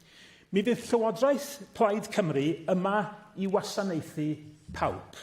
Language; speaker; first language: Welsh; native; Welsh